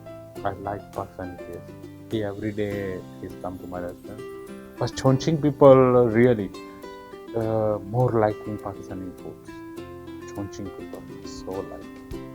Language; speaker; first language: English; non-native, learner; Urdu